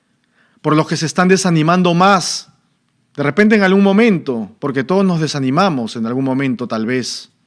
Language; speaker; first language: Spanish; native; Spanish